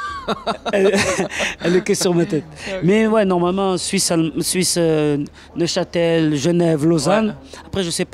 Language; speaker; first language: French; native; French